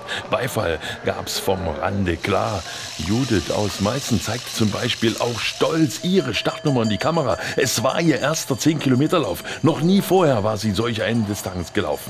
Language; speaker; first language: German; native; German